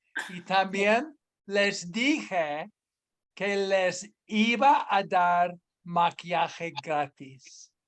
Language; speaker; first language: Spanish; non-native, fluent; English